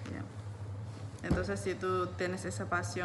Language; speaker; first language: Spanish; non-native, learner; Indonesian